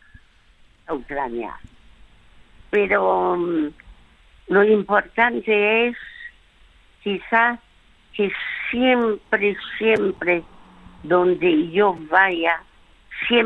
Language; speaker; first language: Spanish; early bilingual, other home language; French